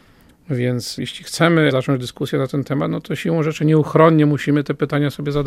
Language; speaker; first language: Polish; native; Polish